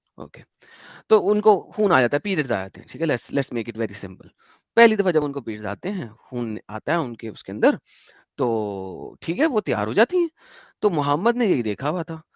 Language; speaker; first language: Urdu; non-native, local second language; Punjabi